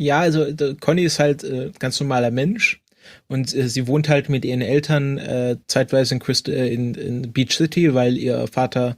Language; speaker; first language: German; native; German